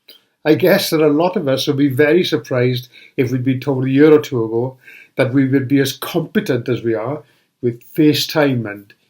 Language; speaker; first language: English; native; English